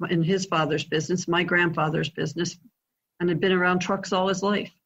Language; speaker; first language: English; native; English